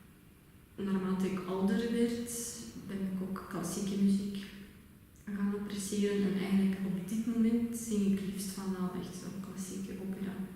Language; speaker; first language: Dutch; non-native, fluent; Russian